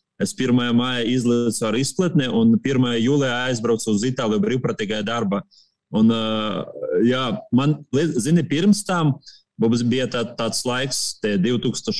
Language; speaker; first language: Latvian; non-native, local second language; Russian